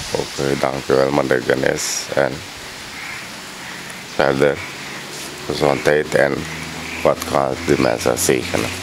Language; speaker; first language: Dutch; non-native, local second language; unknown